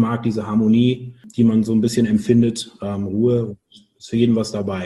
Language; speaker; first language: German; native; German